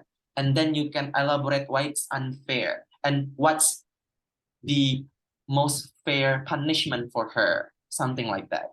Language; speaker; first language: English; non-native, fluent; Indonesian